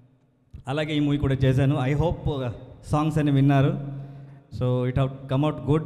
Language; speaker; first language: Telugu; non-native, local second language; Kannada